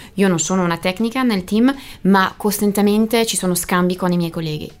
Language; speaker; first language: Italian; non-native, fluent; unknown